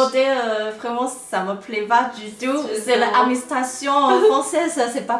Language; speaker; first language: French; non-native, fluent; Chinese